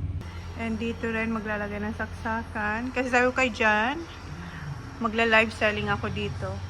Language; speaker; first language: Filipino; native; Filipino